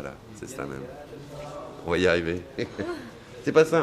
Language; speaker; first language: French; native; French